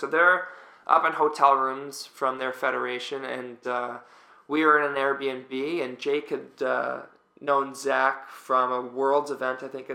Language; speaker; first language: English; native; English